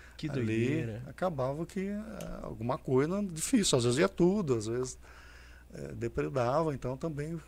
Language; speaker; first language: Portuguese; native; Portuguese